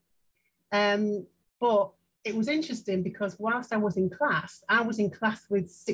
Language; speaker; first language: English; native; English